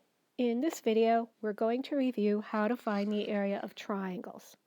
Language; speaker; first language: English; native; English